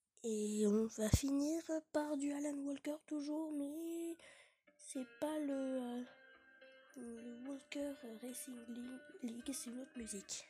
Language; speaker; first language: French; native; French